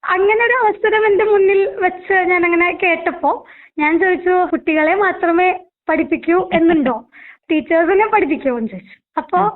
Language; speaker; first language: Malayalam; non-native, local second language; Marathi